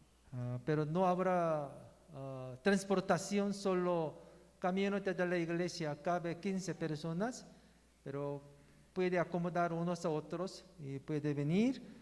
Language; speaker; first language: Spanish; non-native, learner; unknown